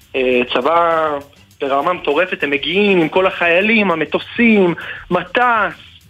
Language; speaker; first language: Hebrew; non-native, fluent; English